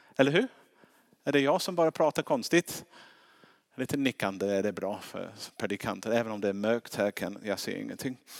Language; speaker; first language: Swedish; non-native, fluent; English